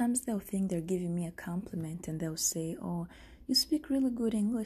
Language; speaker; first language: English; non-native, local second language; Kinyarwanda